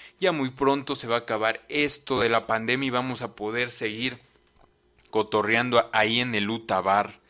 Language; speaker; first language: Spanish; native; Spanish